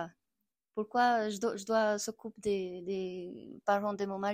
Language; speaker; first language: French; non-native, learner; Albanian